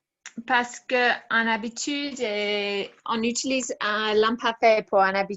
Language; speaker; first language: French; non-native, learner; English